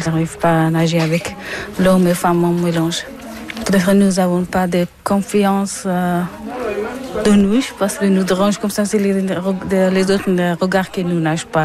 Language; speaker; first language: French; non-native, learner; Persian